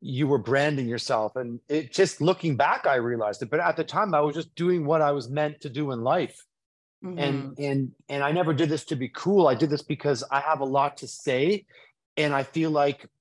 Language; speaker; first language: English; native; English